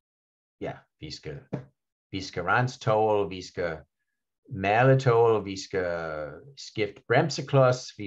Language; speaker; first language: Danish; non-native, fluent; English